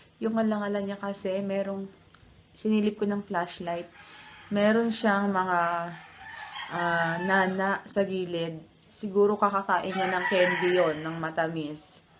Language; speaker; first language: Filipino; native; Filipino